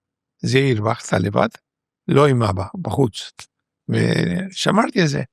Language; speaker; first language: Hebrew; non-native, fluent; Spanish